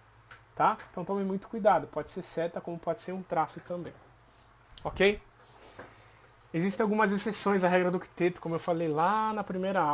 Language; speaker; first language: Portuguese; native; Portuguese